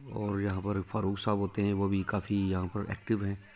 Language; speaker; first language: Urdu; native; Urdu